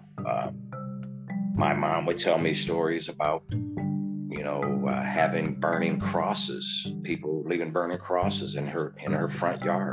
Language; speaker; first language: English; native; English